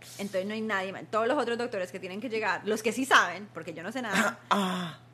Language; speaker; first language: Spanish; early bilingual, heritage; Spanish